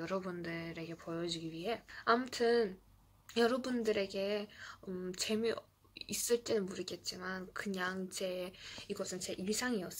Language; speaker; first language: Korean; non-native, fluent; Azerbaijani